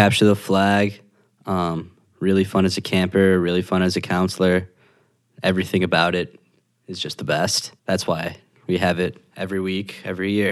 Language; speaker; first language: English; native; English